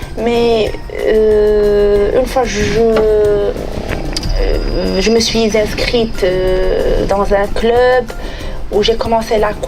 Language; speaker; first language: French; non-native, local second language; Arabic